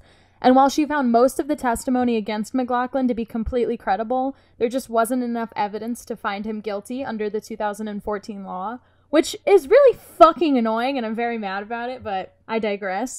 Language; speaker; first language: English; native; English